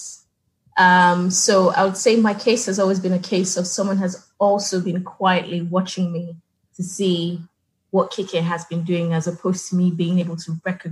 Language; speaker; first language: English; non-native, local second language; Yoruba